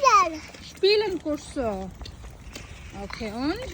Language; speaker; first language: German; non-native, learner; Bangla